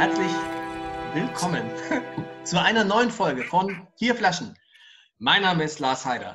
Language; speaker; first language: German; native; German